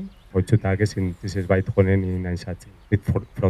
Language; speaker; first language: German; non-native, fluent; Spanish